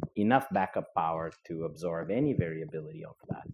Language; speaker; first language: English; non-native, fluent; Portuguese